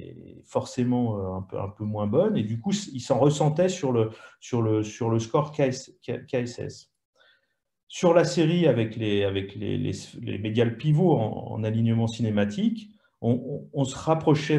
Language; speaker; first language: French; native; French